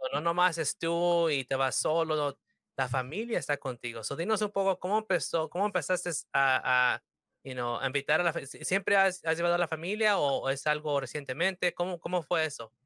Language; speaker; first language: Spanish; early bilingual, heritage; Spanish